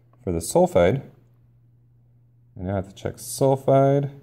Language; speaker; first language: English; native; English